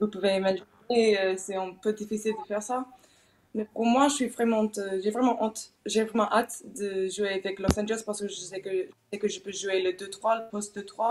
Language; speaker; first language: French; non-native, fluent; English